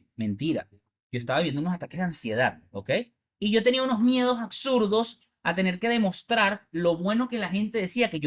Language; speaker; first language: Spanish; native; Spanish